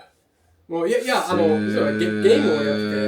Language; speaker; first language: Japanese; non-native, fluent; English